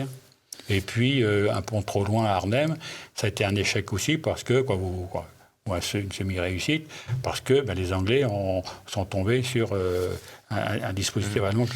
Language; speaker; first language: French; native; French